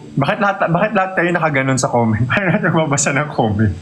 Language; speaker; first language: Filipino; native; Filipino